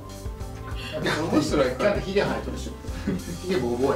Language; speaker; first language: Japanese; native; Japanese